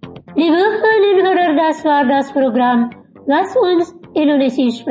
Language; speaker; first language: German; non-native, learner; Indonesian